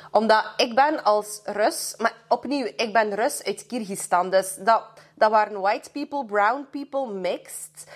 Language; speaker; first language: Dutch; early bilingual, other home language; Russian